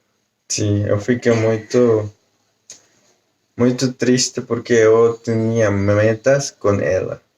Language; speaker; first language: Portuguese; non-native, learner; Spanish